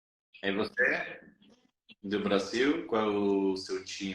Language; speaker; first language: Portuguese; non-native, fluent; Spanish